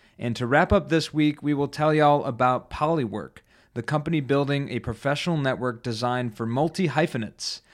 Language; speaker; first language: English; native; English